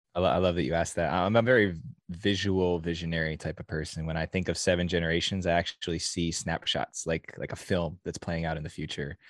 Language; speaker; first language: English; native; English